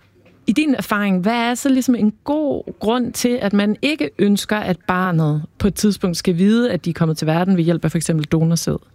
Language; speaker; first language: Danish; native; Danish